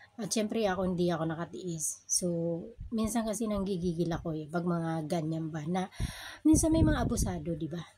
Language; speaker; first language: Filipino; native; Filipino